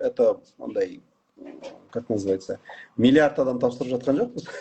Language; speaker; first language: Russian; non-native, local second language; Kazakh